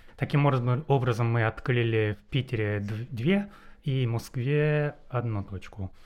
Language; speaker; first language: Russian; non-native, learner; Japanese